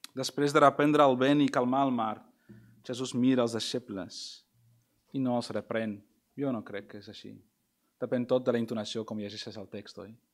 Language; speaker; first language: Catalan; non-native, fluent; English